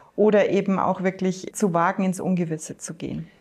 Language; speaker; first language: German; native; German